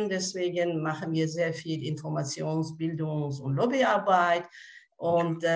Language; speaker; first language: German; non-native, fluent; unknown